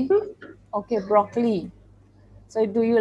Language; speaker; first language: English; non-native, local second language; Urdu